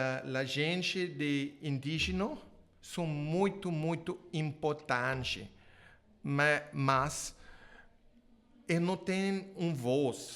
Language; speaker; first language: Portuguese; non-native, learner; English